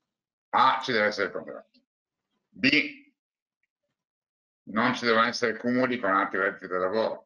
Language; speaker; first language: Italian; native; Italian